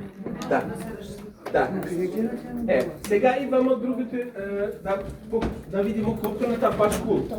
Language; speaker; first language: Bulgarian; non-native, learner; Serbian